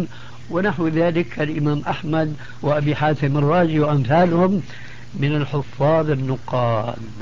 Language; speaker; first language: Arabic; early bilingual, other home language; Albanian